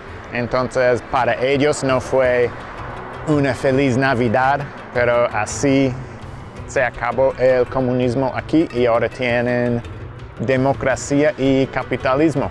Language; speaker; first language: Spanish; non-native, fluent; English